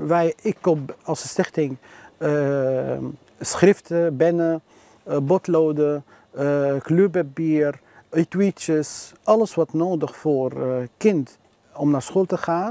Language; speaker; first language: Dutch; non-native, learner; Arabic